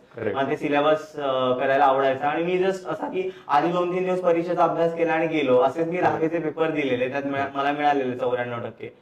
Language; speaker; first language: Marathi; native; Marathi